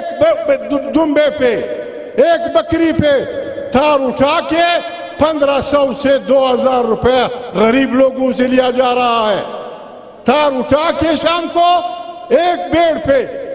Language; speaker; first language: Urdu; non-native, local second language; Pashto